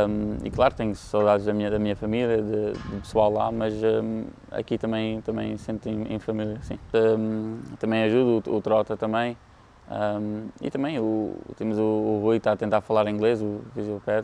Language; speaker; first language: Portuguese; early bilingual, heritage; English